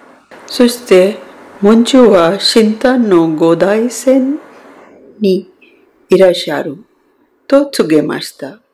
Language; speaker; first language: Japanese; non-native, fluent; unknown